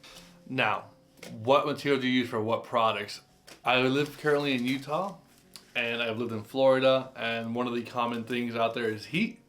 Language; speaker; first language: English; native; English